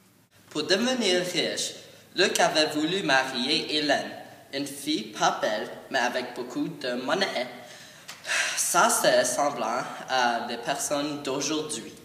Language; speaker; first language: French; non-native, learner; English